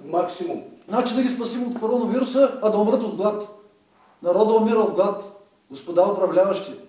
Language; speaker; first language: Bulgarian; native; Bulgarian